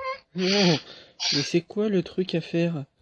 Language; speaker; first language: French; native; French